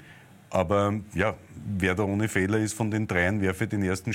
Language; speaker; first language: German; native; German